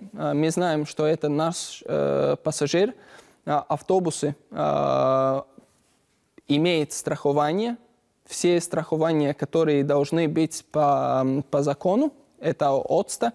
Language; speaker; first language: Russian; non-native, learner; Latvian